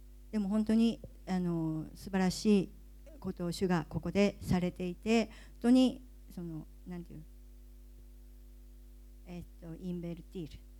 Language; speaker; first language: Japanese; native; Japanese